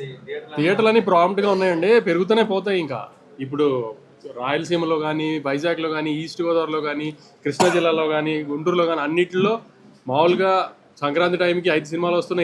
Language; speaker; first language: Telugu; native; Telugu